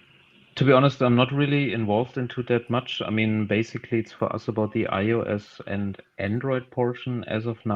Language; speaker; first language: English; non-native, fluent; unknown